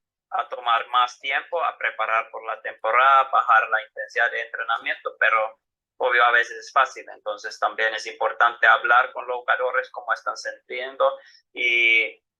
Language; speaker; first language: Spanish; non-native, fluent; Finnish